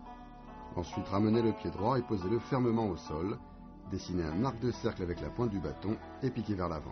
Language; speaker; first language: French; non-native, fluent; Chinese